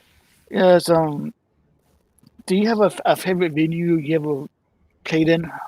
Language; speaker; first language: English; native; English